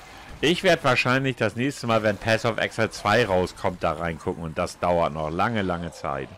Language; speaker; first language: German; native; German